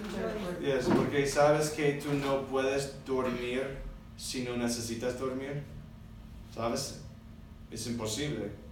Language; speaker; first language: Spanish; non-native, learner; English